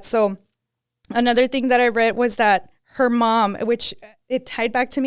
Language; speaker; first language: English; early bilingual, other home language; Spanish